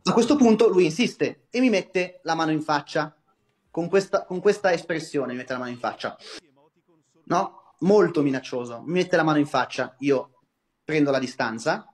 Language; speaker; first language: Italian; native; Italian